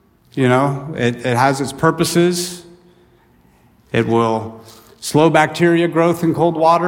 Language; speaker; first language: English; native; English